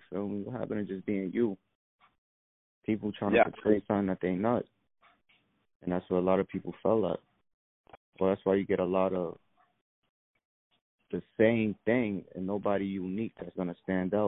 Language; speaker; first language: English; native; English